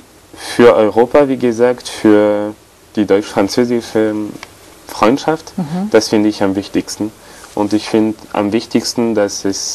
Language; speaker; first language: German; non-native, fluent; French